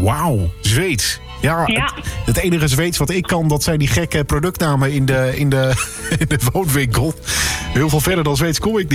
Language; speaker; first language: Dutch; native; Dutch